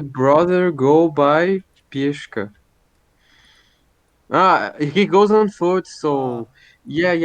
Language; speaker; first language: English; non-native, fluent; Portuguese